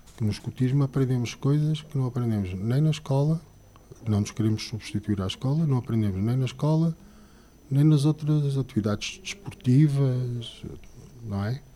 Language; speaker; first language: Portuguese; native; Portuguese